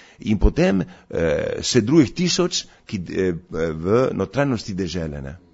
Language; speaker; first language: Slovenian; early bilingual, heritage; Slovenian